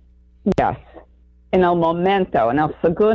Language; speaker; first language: Spanish; non-native, learner; English